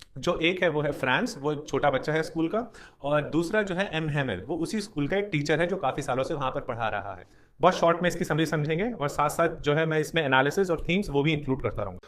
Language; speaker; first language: Hindi; native; Hindi